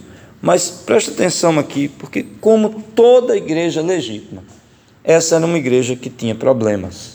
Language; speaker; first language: Portuguese; native; Portuguese